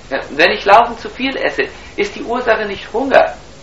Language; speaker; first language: German; native; German